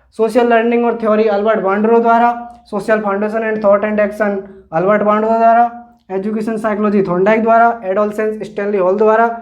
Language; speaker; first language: Hindi; native; Hindi